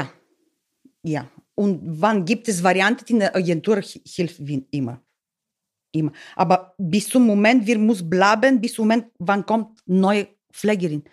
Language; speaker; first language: German; non-native, learner; Bulgarian